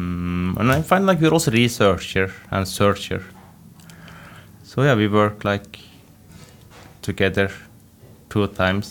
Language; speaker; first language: English; non-native, fluent; Turkish